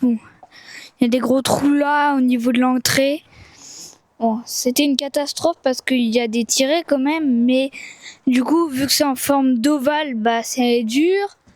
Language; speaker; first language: French; native; French